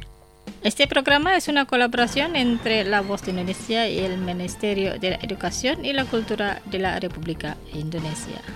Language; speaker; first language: Spanish; non-native, fluent; Indonesian